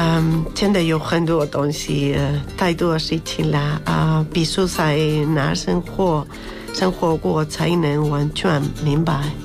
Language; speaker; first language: Chinese; non-native, fluent; Spanish